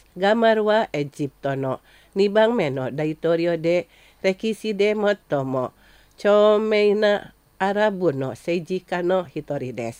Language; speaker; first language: Japanese; non-native, fluent; Indonesian